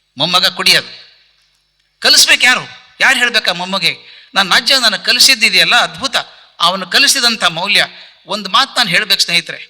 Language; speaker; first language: Kannada; native; Kannada